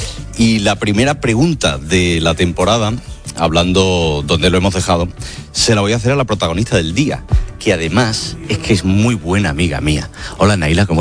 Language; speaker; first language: Spanish; native; Spanish